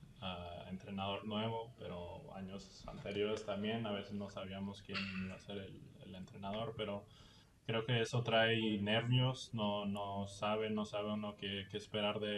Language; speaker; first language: Spanish; early bilingual, heritage; Spanish